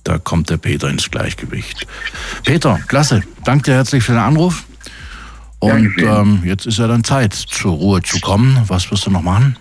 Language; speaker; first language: German; native; German